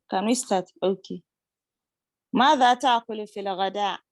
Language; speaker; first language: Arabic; non-native, learner; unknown